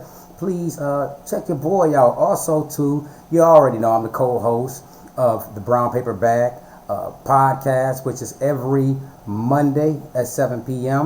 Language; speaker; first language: English; native; English